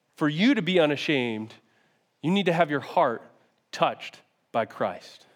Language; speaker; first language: English; native; English